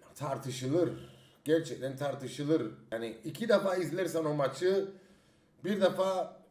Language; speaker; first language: Turkish; early bilingual, heritage; Turkish